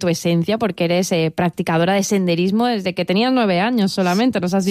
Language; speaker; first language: Spanish; native; Spanish